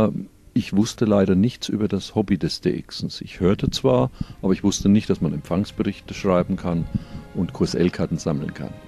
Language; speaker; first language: German; native; German